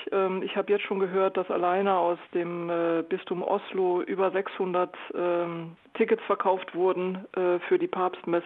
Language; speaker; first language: German; native; German